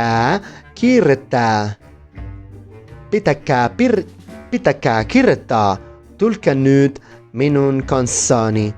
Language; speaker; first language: Finnish; non-native, learner; Spanish